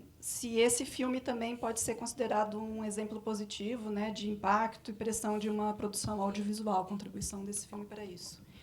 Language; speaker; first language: Portuguese; native; Portuguese